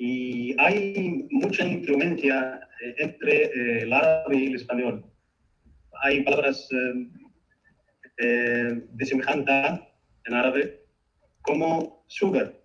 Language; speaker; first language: Spanish; non-native, fluent; Arabic